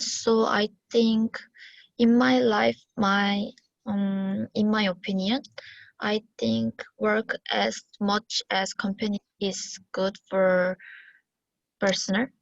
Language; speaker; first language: English; non-native, learner; Korean